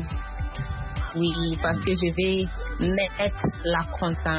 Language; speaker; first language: French; non-native, learner; Akan